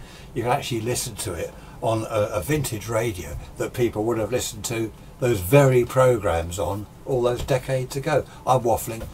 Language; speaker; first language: English; native; English